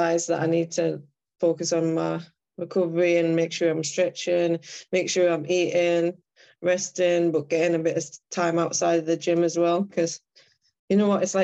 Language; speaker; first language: English; native; English